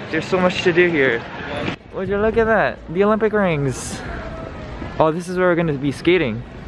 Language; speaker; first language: English; early bilingual, other home language; Korean